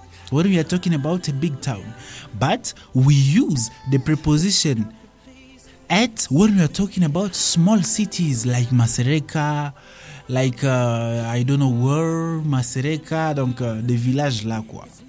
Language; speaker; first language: English; non-native, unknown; Swahili